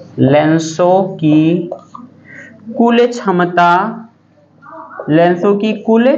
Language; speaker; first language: Hindi; native; Hindi